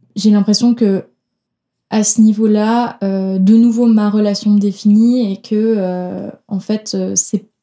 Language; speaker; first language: French; non-native, fluent; Danish